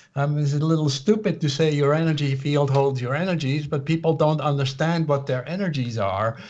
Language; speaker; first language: English; non-native, fluent; Swiss German